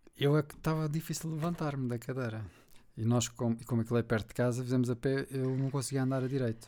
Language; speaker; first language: Portuguese; native; Portuguese